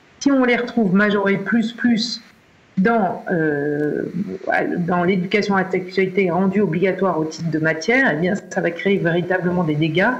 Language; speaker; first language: French; native; French